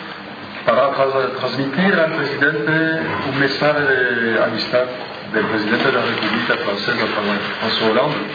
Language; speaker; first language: Spanish; non-native, fluent; French